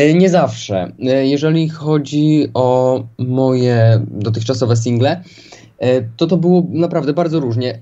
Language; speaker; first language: Polish; native; Polish